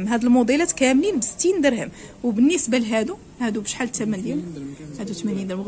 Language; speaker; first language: Arabic; native; Arabic